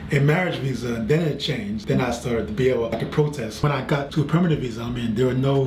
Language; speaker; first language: English; native; English